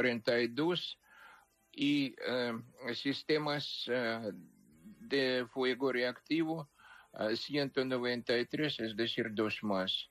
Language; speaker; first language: Spanish; non-native, fluent; Ukrainian